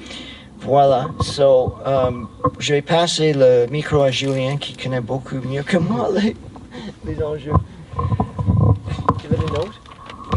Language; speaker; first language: French; non-native, fluent; English